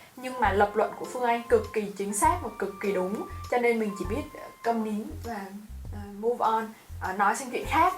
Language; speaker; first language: Vietnamese; native; Vietnamese